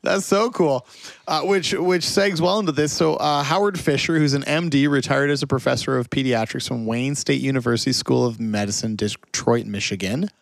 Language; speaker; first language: English; native; English